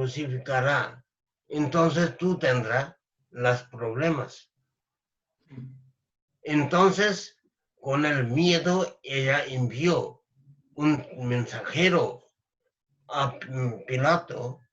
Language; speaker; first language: Spanish; non-native, learner; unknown